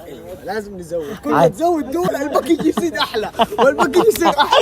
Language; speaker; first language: Arabic; native; Arabic